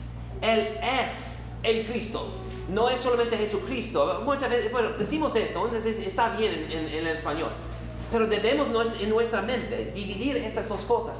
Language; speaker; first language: Spanish; non-native, fluent; English